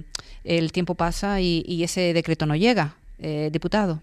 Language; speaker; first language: Spanish; native; Spanish